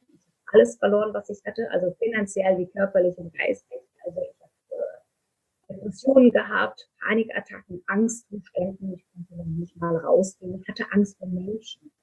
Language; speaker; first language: German; non-native, fluent; Turkish